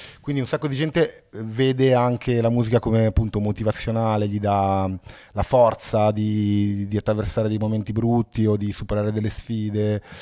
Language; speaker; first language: Italian; native; Italian